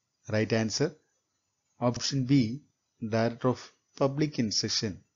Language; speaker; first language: English; non-native, local second language; Malayalam